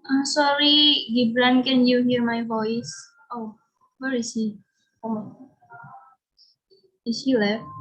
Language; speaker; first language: English; non-native, learner; Indonesian